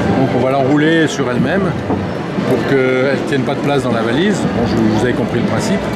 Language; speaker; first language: French; native; French